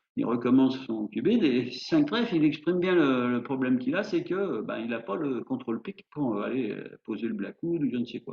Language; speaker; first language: French; native; French